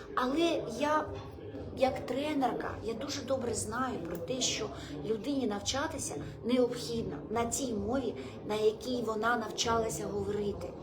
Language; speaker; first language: Ukrainian; non-native, local second language; Russian